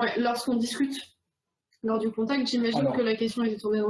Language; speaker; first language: French; native; French